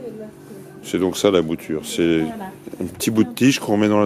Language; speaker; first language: French; native; French